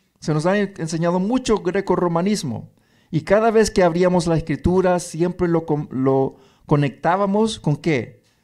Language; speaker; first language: Spanish; early bilingual, heritage; Spanish